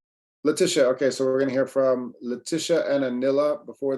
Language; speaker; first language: English; native; English